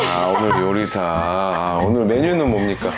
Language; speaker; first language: Korean; native; Korean